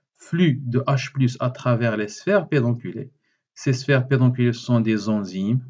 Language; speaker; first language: French; non-native, local second language; Arabic